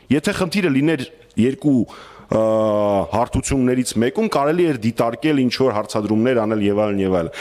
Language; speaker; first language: Armenian; native; Armenian